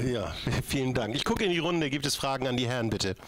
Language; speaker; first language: German; native; German